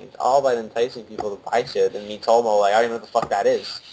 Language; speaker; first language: English; native; English